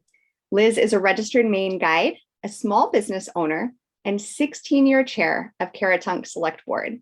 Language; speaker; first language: English; native; English